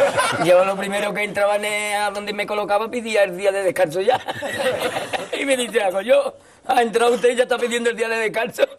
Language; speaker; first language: Spanish; native; Spanish